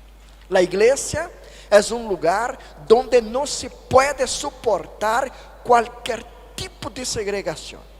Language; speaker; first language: Spanish; non-native, fluent; Portuguese